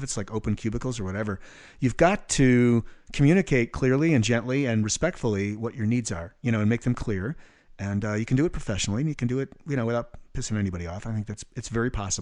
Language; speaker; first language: English; native; English